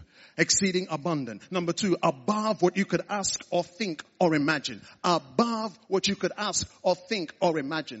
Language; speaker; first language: English; non-native, local second language; Igbo